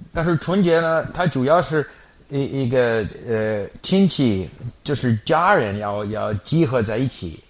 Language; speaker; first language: Chinese; non-native, fluent; English